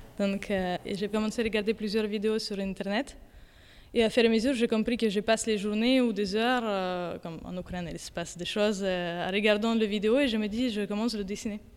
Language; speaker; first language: French; non-native, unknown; Ukrainian